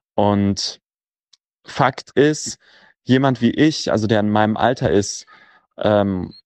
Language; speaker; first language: German; native; German